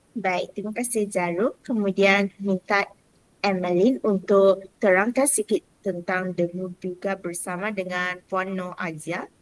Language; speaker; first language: Malay; non-native, local second language; Chinese